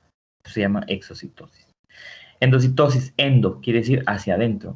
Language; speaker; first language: Spanish; native; Spanish